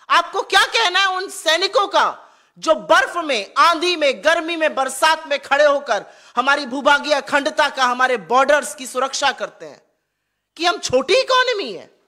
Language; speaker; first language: Hindi; native; Hindi